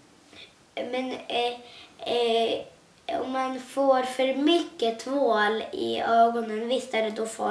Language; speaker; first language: Swedish; non-native, local second language; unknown